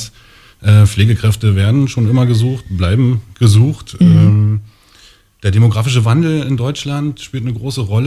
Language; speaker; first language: German; native; German